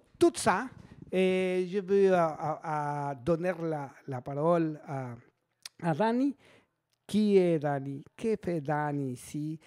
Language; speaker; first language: French; non-native, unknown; Spanish